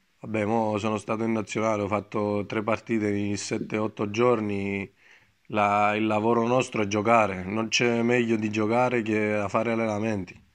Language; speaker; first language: Italian; non-native, fluent; Greek